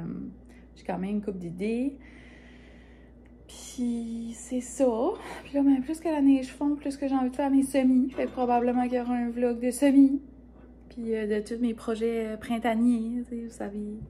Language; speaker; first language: French; native; French